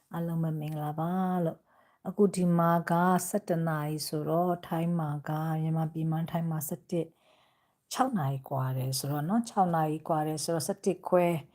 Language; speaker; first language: Burmese; native; Burmese